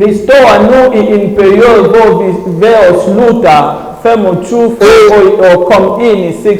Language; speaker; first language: Swedish; non-native, learner; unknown